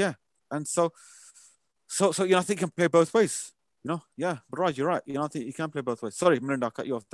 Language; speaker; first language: English; native; English